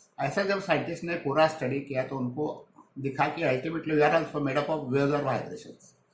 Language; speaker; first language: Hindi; non-native, local second language; Marathi